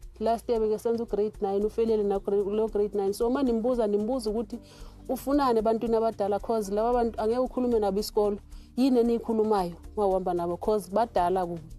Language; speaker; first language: Zulu; non-native, local second language; Xhosa